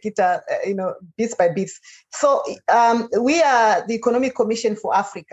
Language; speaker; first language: English; non-native, local second language; Shona